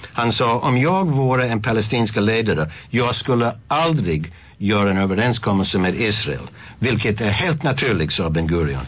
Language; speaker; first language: Swedish; non-native, fluent; English